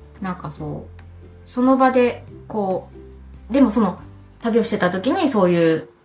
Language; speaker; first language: Japanese; native; Japanese